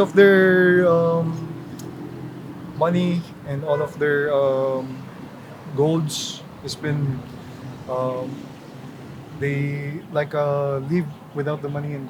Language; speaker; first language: English; non-native, local second language; Maranao